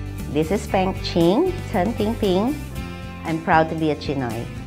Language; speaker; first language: English; non-native, local second language; Filipino